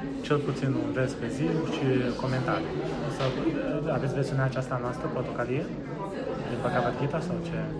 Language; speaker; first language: Romanian; native; Romanian